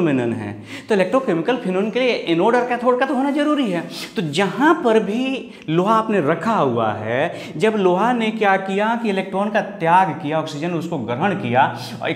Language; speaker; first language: Hindi; native; Hindi